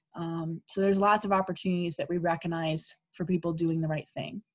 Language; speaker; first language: English; native; English